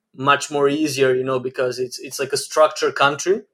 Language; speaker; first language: English; non-native, fluent; Serbian